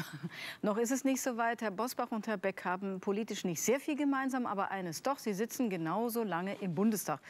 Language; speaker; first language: German; native; German